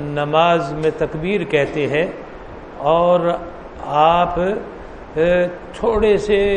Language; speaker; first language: Urdu; native; Urdu